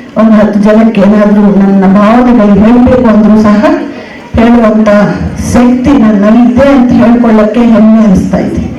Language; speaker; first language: Kannada; non-native, local second language; Telugu